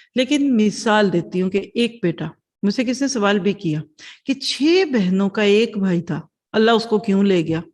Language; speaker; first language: Urdu; non-native, local second language; Punjabi